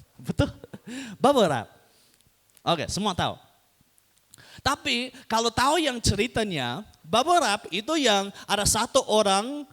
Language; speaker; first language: Indonesian; non-native, fluent; English